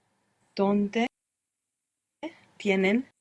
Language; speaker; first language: Spanish; non-native, learner; English